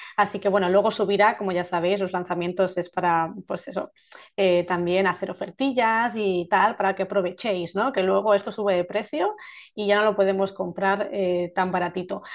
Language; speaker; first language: Spanish; native; Spanish